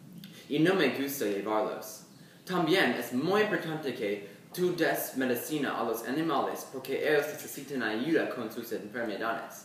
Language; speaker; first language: Spanish; non-native, learner; English